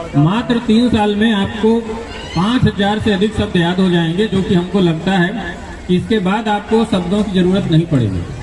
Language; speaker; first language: Hindi; native; Hindi